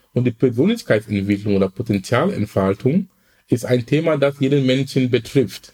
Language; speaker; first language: German; non-native, fluent; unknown